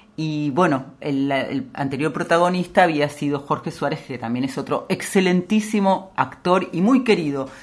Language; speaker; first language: Spanish; native; Spanish